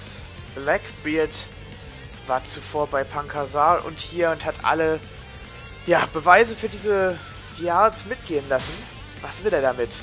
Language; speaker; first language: German; native; German